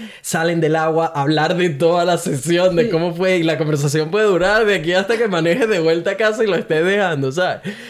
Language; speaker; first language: Spanish; native; Spanish